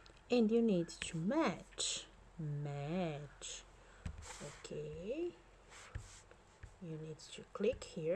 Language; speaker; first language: English; non-native, fluent; Portuguese